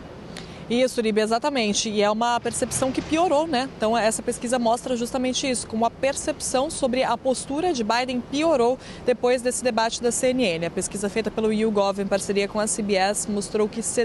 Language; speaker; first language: Portuguese; native; Portuguese